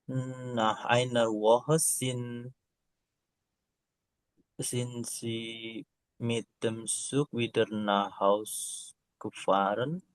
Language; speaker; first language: German; non-native, learner; Indonesian